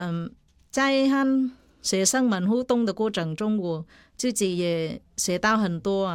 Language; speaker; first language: Chinese; non-native, fluent; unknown